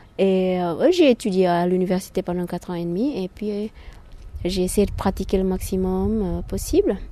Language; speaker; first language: French; non-native, fluent; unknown